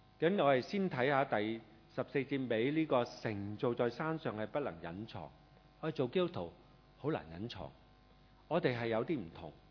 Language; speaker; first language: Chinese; non-native, local second language; Cantonese